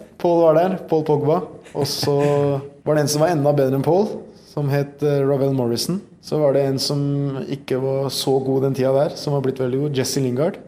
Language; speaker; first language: Norwegian; early bilingual, other home language; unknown